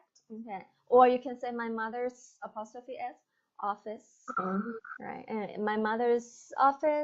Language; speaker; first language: English; non-native, fluent; Thai